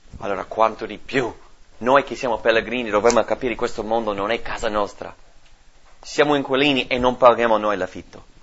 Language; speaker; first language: Italian; non-native, fluent; English